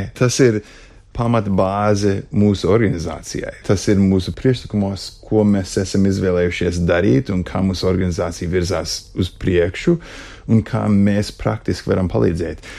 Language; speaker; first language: Latvian; early bilingual, heritage; Latvian